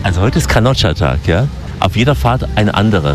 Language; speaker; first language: German; native; German